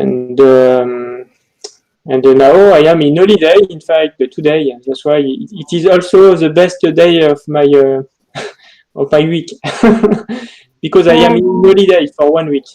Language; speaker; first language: English; non-native, learner; French